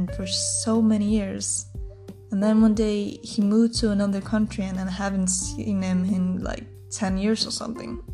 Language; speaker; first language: English; non-native, fluent; Icelandic